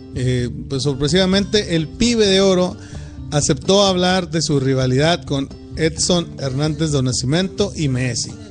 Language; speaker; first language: Spanish; native; Spanish